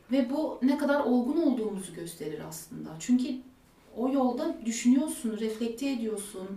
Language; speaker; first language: Turkish; early bilingual, heritage; Turkish